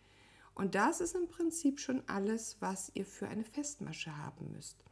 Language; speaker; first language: German; native; German